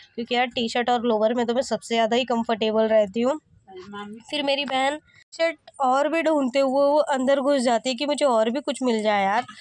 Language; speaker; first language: Hindi; native; Hindi